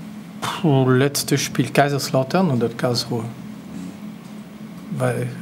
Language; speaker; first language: German; non-native, local second language; French